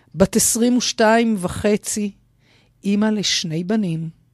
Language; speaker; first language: Hebrew; native; Hebrew